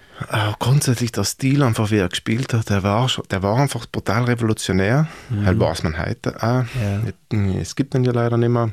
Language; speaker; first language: German; native; German